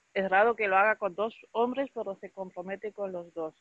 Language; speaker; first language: Spanish; non-native, fluent; German